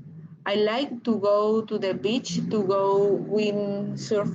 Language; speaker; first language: English; non-native, learner; Spanish